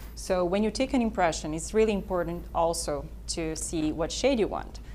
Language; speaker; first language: English; non-native, fluent; Portuguese